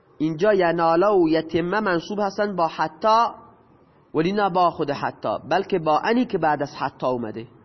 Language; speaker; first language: Persian; non-native, local second language; Baluchi